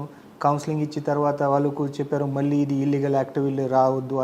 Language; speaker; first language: Telugu; non-native, fluent; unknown